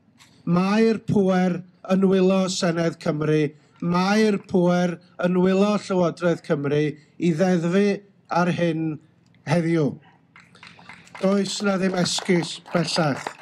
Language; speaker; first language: Welsh; native; Welsh